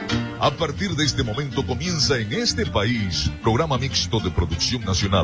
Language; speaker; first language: Spanish; native; Spanish